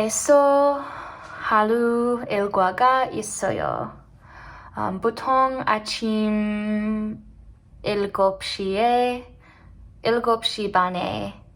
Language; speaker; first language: Korean; non-native, learner; English